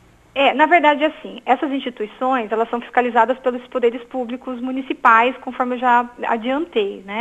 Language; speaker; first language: Portuguese; native; Portuguese